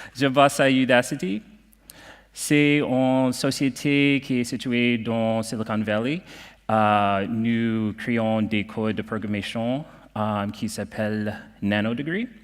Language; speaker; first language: French; non-native, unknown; English